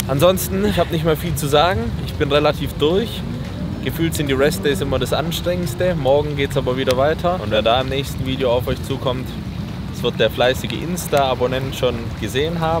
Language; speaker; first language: German; native; German